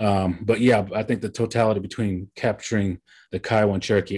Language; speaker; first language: English; early bilingual, other home language; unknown